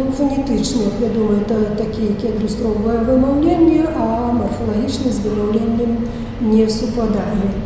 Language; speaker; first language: Belarusian; native; Belarusian